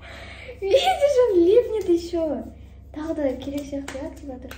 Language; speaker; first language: Russian; non-native, local second language; Kazakh